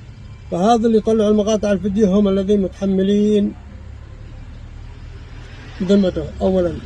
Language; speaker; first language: Arabic; native; Arabic